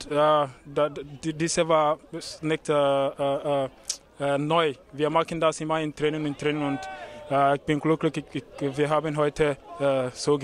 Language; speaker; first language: German; non-native, learner; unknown